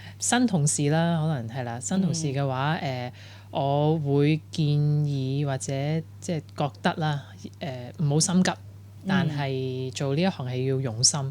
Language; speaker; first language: Cantonese; early bilingual, heritage; Cantonese